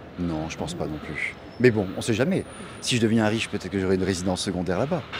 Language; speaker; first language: French; native; French